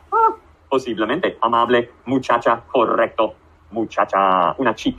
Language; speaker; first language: Spanish; non-native, fluent; English